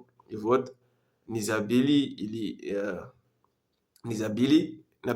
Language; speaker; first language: Russian; non-native, learner; French